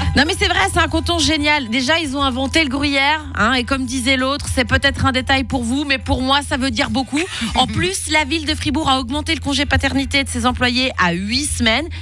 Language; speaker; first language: French; early bilingual, other home language; Spanish